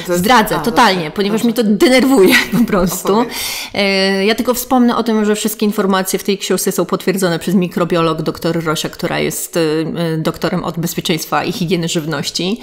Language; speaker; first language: Polish; native; Polish